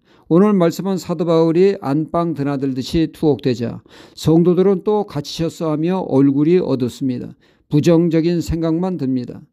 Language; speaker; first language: Korean; native; Korean